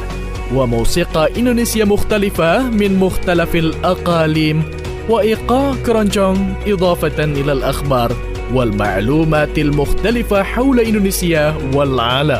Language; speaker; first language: Arabic; non-native, fluent; Indonesian